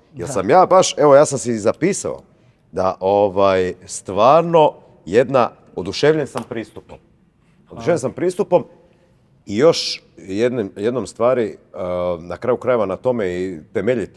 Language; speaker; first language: Croatian; native; Croatian